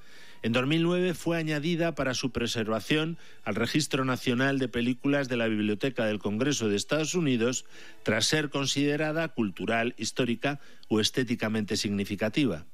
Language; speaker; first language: Spanish; native; Spanish